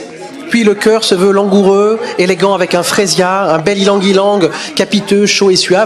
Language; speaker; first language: French; native; French